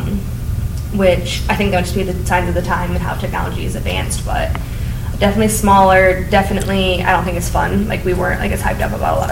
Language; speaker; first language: English; native; English